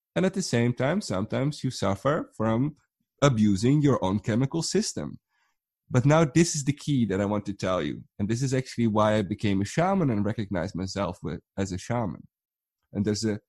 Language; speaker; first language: English; non-native, fluent; Dutch